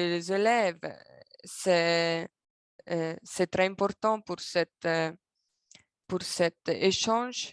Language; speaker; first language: French; non-native, local second language; Italian